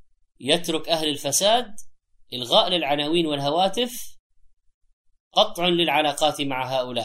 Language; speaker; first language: Arabic; native; Arabic